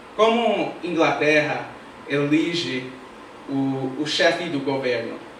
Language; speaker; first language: Portuguese; non-native, fluent; English